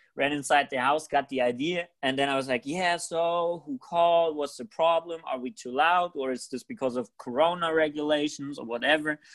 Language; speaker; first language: English; non-native, fluent; German